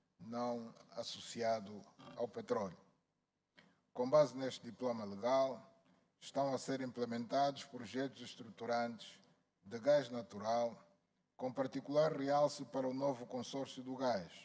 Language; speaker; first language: Portuguese; native; Portuguese